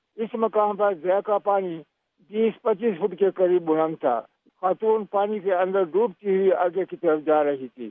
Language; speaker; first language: Urdu; non-native, local second language; Pashto